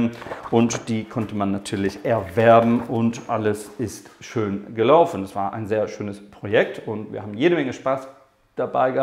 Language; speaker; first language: German; non-native, fluent; English